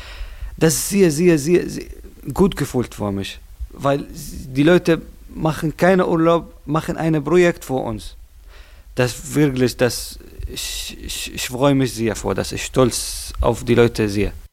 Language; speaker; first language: German; non-native, learner; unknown